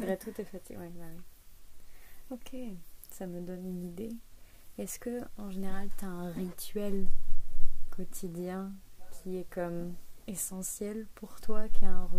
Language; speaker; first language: French; native; French